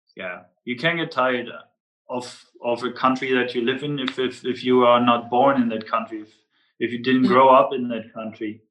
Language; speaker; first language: English; non-native, fluent; German